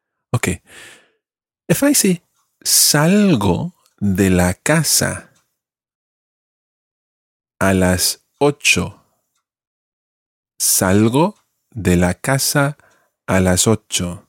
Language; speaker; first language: Spanish; non-native, fluent; English